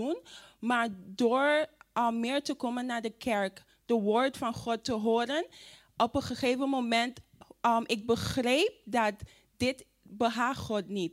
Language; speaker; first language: Dutch; non-native, fluent; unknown